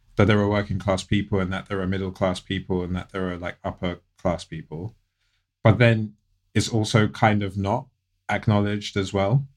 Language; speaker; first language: English; native; English